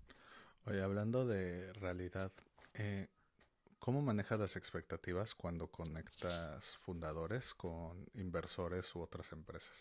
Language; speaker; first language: Spanish; native; Spanish